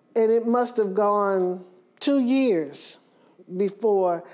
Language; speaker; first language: English; native; English